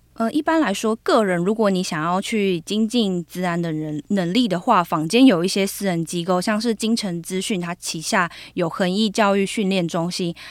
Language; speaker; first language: Chinese; native; Chinese